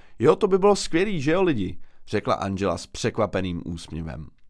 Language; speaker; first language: Czech; native; Czech